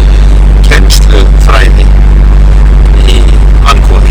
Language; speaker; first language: Icelandic; native; Icelandic